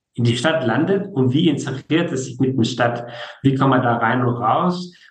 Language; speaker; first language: German; non-native, fluent; Danish